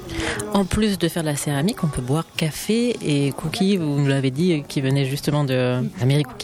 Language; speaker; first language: French; native; French